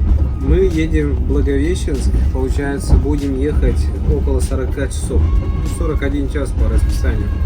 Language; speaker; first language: Russian; native; Russian